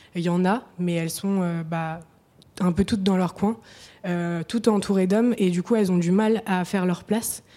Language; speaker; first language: French; native; French